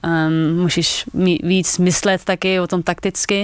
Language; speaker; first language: Czech; early bilingual, heritage; Dutch